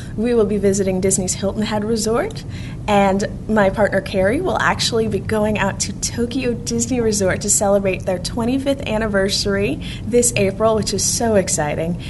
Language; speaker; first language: English; native; English